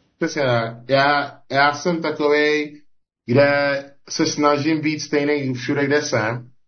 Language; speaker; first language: Czech; early bilingual, heritage; Czech